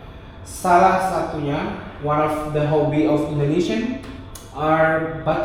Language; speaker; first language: English; non-native, local second language; Indonesian